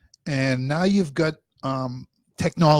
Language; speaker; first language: English; native; English